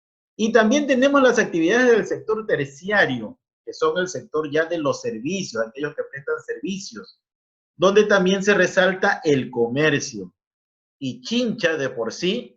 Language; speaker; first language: Spanish; native; Spanish